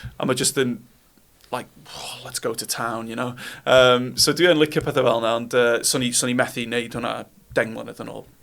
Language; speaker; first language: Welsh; non-native, local second language; English